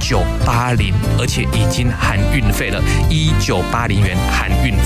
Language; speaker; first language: Chinese; native; Chinese